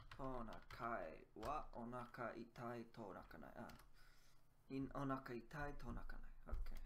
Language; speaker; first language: Japanese; non-native, learner; English